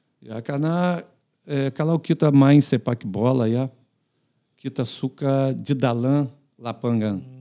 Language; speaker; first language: Indonesian; non-native, fluent; Portuguese